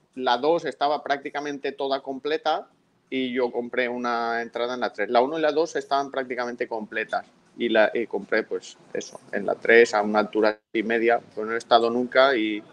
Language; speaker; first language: Spanish; native; Spanish